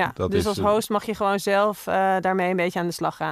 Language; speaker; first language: Dutch; native; Dutch